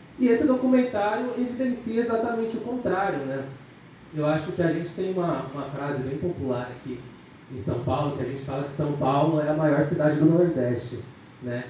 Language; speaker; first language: Portuguese; native; Portuguese